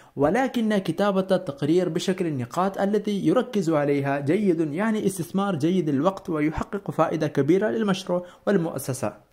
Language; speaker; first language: Arabic; non-native, fluent; Malayalam